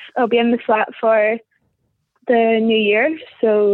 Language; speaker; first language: English; native; English